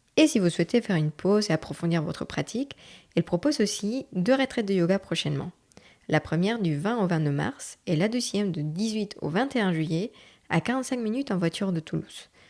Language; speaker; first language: French; non-native, fluent; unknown